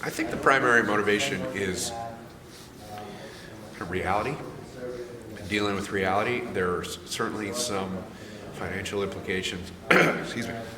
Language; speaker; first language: English; native; English